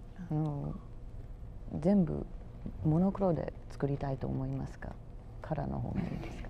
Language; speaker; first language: Japanese; non-native, fluent; English